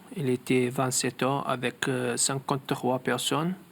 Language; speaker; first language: French; non-native, learner; Arabic